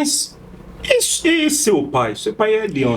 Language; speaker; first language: Portuguese; non-native, fluent; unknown